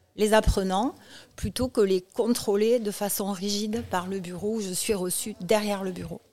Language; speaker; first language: French; native; French